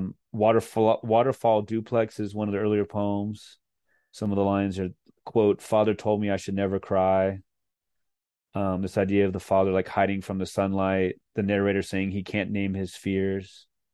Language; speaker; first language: English; native; English